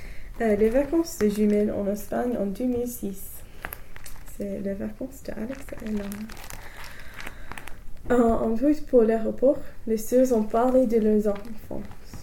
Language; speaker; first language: French; non-native, learner; English